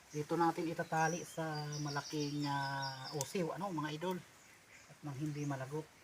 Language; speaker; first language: Filipino; non-native, local second language; Bikol